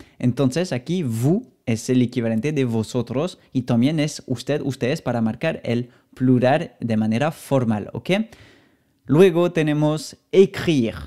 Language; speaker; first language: Spanish; non-native, fluent; French